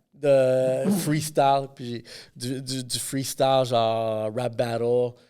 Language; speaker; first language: French; non-native, fluent; English